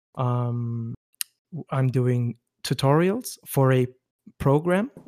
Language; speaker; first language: English; non-native, fluent; German